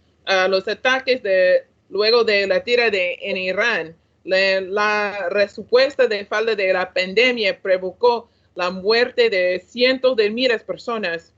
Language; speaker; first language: Spanish; non-native, learner; English